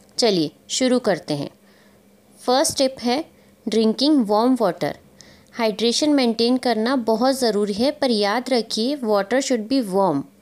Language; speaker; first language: Hindi; native; Hindi